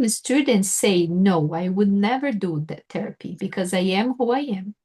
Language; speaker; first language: English; non-native, fluent; Portuguese